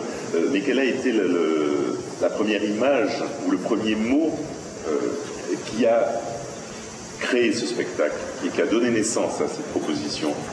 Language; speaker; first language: French; native; French